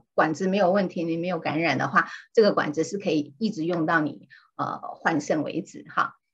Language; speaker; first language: Chinese; native; Chinese